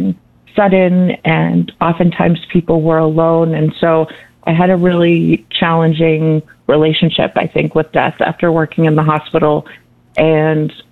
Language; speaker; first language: English; native; English